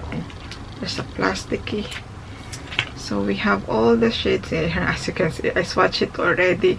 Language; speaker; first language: English; non-native, fluent; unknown